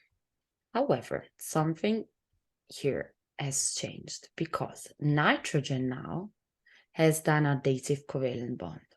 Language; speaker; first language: English; non-native, fluent; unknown